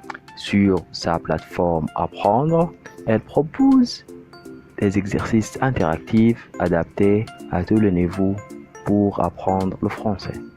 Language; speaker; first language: French; non-native, fluent; Arabic